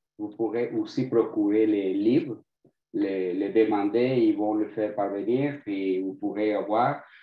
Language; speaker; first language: French; non-native, fluent; Spanish